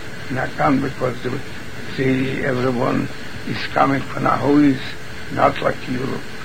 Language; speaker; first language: English; non-native, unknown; Yiddish